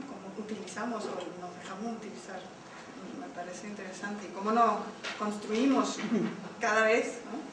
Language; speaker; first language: Spanish; early bilingual, heritage; Spanish